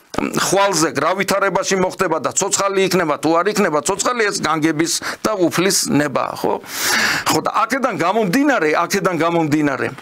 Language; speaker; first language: Georgian; native; Georgian